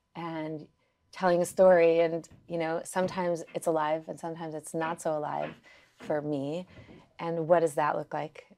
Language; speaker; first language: English; early bilingual, other home language; Yiddish